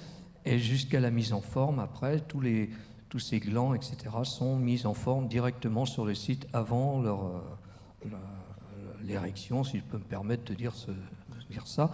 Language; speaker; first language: French; native; French